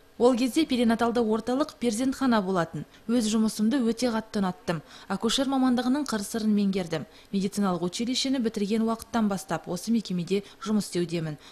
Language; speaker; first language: Kazakh; native; Kazakh